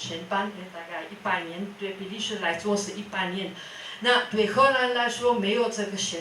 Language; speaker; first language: Chinese; non-native, fluent; Dutch